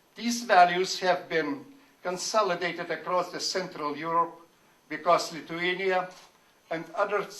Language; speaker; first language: English; non-native, fluent; Lithuanian